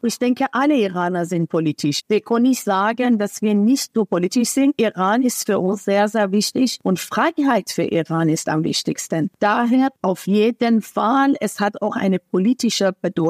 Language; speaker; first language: German; non-native, fluent; Persian